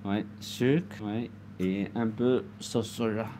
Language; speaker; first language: French; non-native, learner; Chinese